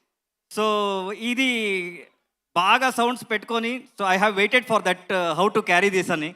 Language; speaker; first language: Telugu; non-native, learner; Kannada